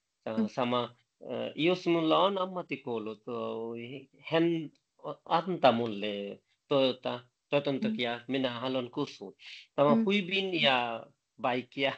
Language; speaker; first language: Finnish; non-native, learner; Bangla